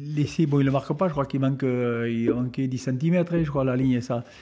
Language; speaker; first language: French; native; French